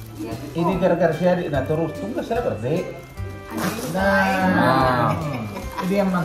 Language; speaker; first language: Indonesian; native; Indonesian